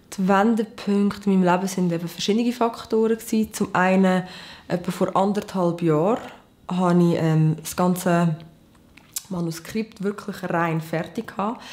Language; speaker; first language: German; early bilingual, other home language; Portuguese